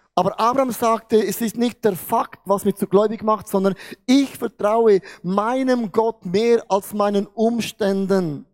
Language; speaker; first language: German; non-native, fluent; Portuguese